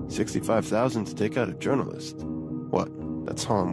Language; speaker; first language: English; non-native, fluent; Hebrew